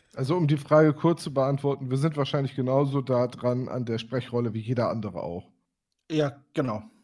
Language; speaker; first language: German; native; German